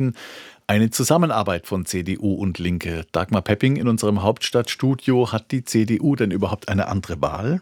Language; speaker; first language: German; native; German